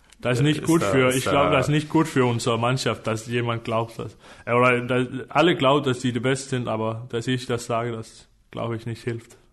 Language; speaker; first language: German; non-native, fluent; Danish